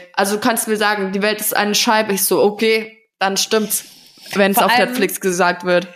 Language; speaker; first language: German; native; German